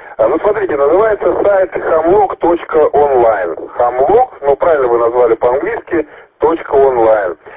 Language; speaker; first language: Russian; native; Russian